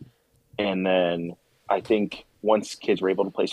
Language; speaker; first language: English; native; English